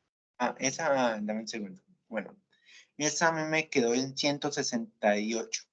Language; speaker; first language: Spanish; native; Spanish